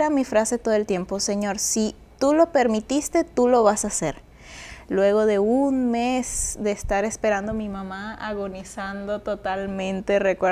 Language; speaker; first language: Spanish; native; Spanish